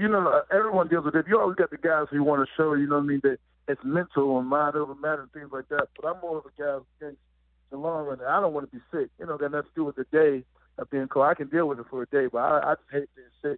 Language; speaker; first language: English; native; English